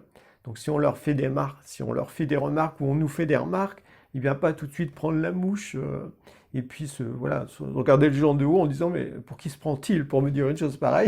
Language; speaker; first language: French; native; French